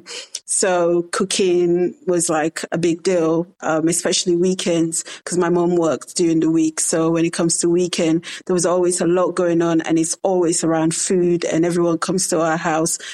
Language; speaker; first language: English; non-native, local second language; Krio